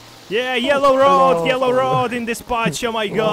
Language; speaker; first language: English; non-native, learner; Russian